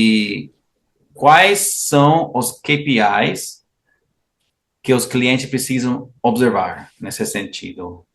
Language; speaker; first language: Portuguese; non-native, fluent; English